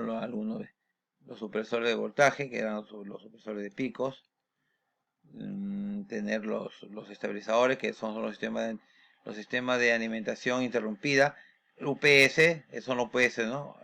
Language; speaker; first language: Spanish; native; Spanish